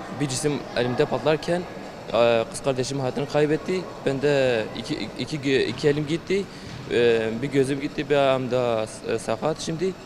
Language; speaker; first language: Turkish; non-native, local second language; Kurdish